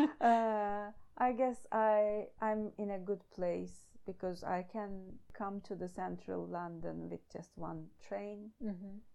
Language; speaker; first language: English; non-native, fluent; Turkish